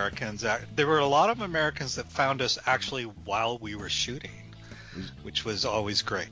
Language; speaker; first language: English; native; English